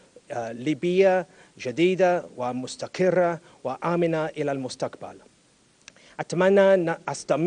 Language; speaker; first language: Arabic; non-native, learner; English